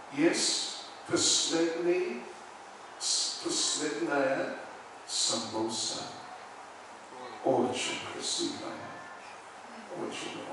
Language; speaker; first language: Russian; non-native, learner; English